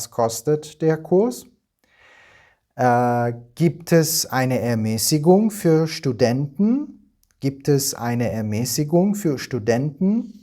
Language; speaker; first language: German; non-native, fluent; Persian